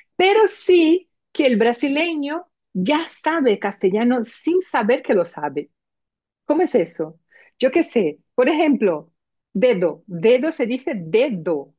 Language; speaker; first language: Spanish; early bilingual, heritage; Spanish